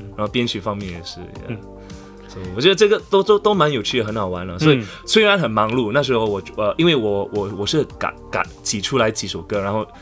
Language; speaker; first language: Chinese; non-native, local second language; English